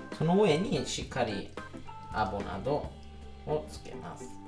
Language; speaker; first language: Japanese; non-native, fluent; Italian